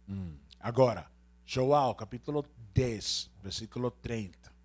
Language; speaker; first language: Portuguese; non-native, learner; Spanish